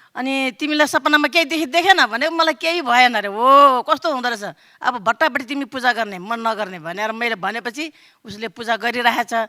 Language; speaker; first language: Nepali; non-native, local second language; Eastern Tamang